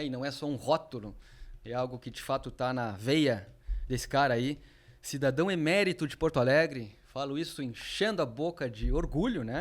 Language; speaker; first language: Portuguese; native; Portuguese